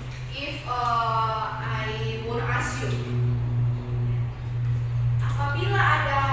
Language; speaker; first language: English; non-native, fluent; Indonesian